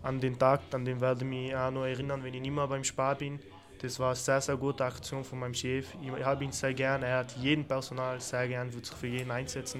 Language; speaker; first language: German; early bilingual, other home language; Turkish